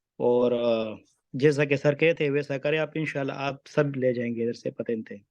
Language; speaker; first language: Hindi; non-native, fluent; Pashto